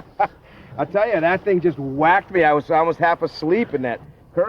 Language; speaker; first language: English; native; English